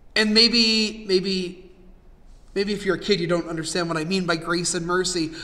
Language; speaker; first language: English; native; English